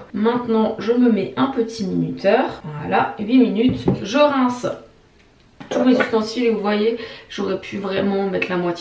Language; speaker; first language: French; native; French